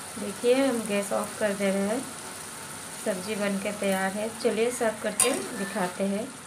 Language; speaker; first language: Hindi; non-native, local second language; Bangla